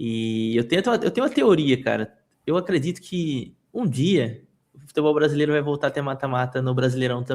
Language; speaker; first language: Portuguese; native; Portuguese